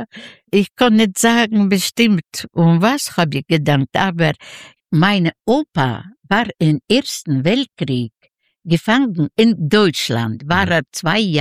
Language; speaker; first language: German; non-native, learner; Yiddish